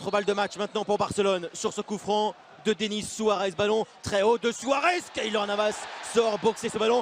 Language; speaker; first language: French; native; French